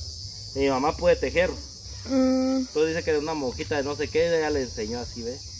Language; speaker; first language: Spanish; native; Spanish